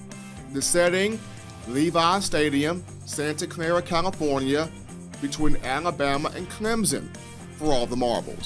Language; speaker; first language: English; native; English